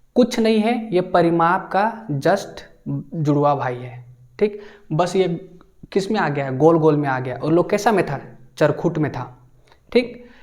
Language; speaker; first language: Hindi; native; Hindi